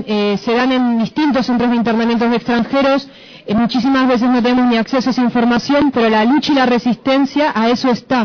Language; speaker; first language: Spanish; native; Spanish